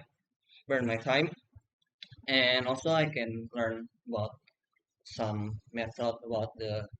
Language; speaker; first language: English; non-native, learner; Indonesian